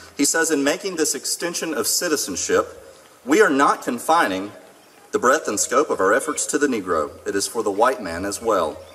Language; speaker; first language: English; native; English